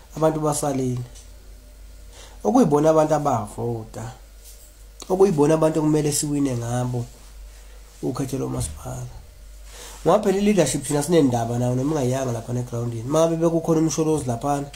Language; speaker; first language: Zulu; native; Zulu